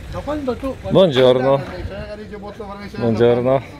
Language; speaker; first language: Italian; non-native, learner; Polish